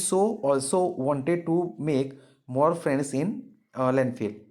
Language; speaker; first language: English; non-native, local second language; Gujarati